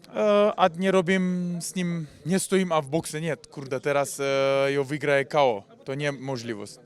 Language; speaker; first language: Polish; non-native, learner; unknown